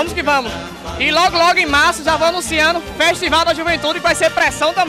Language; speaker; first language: Portuguese; native; Portuguese